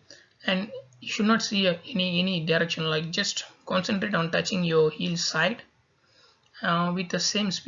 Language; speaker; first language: English; non-native, local second language; Tamil